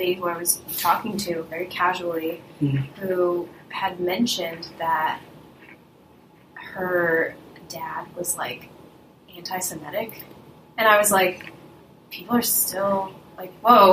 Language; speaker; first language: English; early bilingual, other home language; Russian